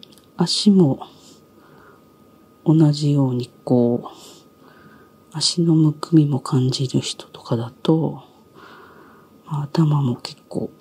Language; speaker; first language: Japanese; native; Japanese